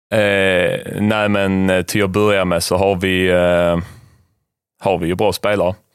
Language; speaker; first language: Swedish; native; Swedish